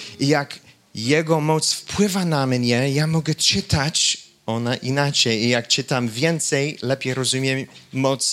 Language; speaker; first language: Polish; non-native, fluent; English